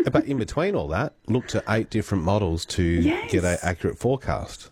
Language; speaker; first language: English; native; English